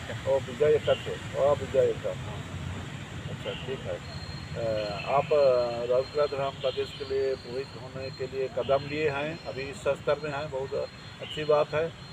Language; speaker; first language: Hindi; non-native, local second language; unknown